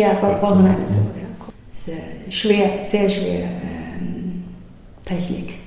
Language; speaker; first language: German; non-native, learner; Chinese